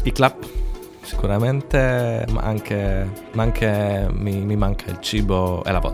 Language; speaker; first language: Italian; non-native, fluent; Polish